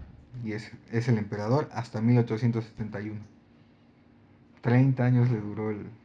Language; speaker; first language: Spanish; native; Spanish